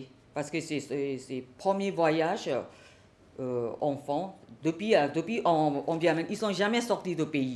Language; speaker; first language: French; non-native, learner; Burmese